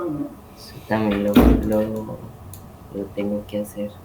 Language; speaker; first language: Spanish; native; Spanish